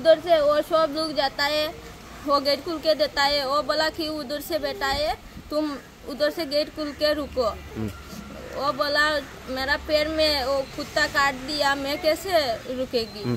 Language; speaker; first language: Hindi; non-native, local second language; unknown